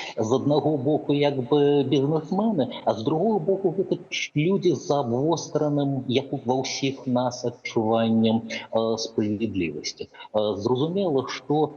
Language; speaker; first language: Belarusian; non-native, local second language; Russian